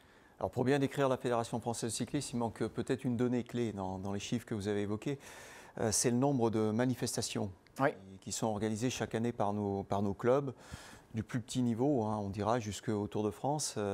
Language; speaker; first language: French; native; French